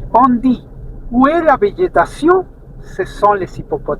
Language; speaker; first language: French; non-native, fluent; Spanish